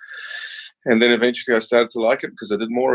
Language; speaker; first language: English; native; English